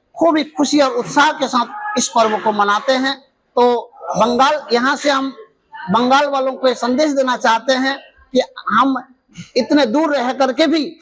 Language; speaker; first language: Hindi; non-native, local second language; Bangla